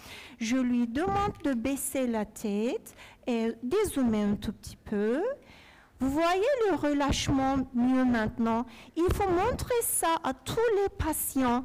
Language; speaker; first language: French; non-native, fluent; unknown